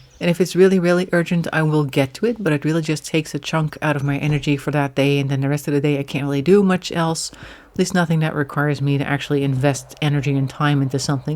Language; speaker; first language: English; non-native, fluent; Dutch